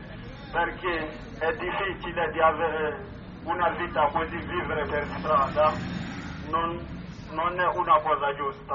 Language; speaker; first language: Italian; non-native, learner; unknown